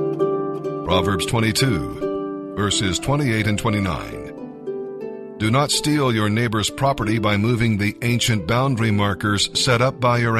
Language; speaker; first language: English; native; English